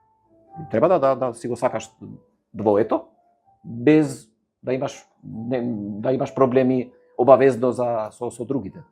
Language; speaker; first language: Macedonian; non-native, fluent; Albanian